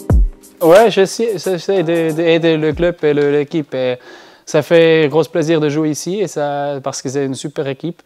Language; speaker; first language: French; non-native, learner; German